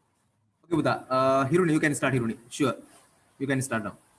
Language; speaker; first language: English; non-native, local second language; Sinhala